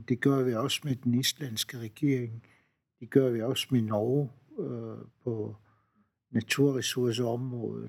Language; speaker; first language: Danish; non-native, local second language; Kalaallisut